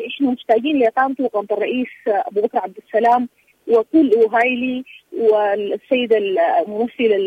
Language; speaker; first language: Arabic; native; Arabic